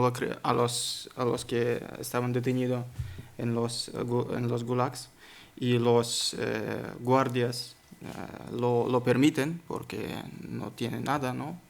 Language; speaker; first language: Spanish; non-native, learner; Kazakh